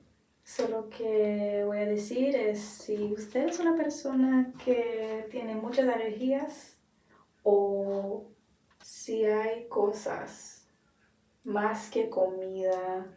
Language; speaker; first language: Spanish; non-native, learner; English